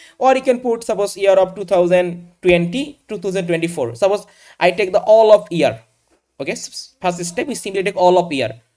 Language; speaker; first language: English; non-native, local second language; Bangla